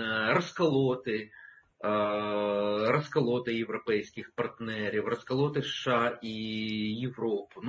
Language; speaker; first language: Ukrainian; native; Ukrainian